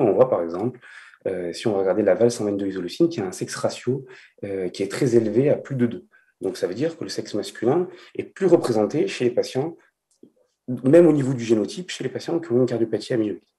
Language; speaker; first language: French; native; French